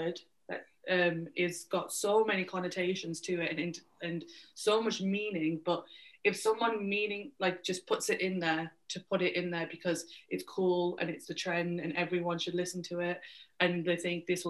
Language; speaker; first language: English; native; English